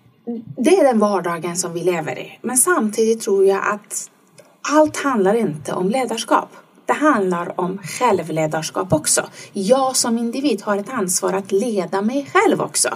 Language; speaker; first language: Swedish; non-native, fluent; Persian